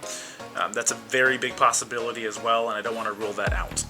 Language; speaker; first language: English; native; English